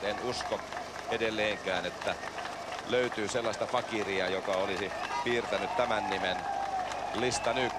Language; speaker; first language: Finnish; native; Finnish